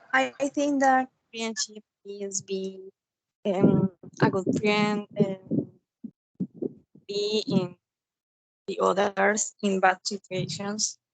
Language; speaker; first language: English; non-native, learner; Spanish